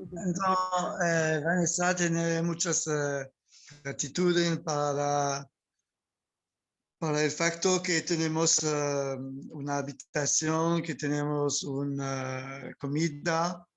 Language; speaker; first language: Spanish; non-native, learner; French